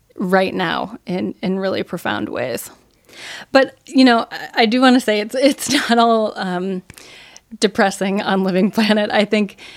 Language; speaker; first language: English; native; English